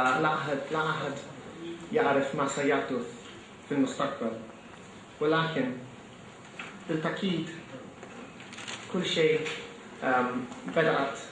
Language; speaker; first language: Arabic; non-native, fluent; English